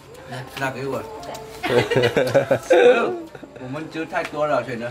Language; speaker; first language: Chinese; non-native, learner; Vietnamese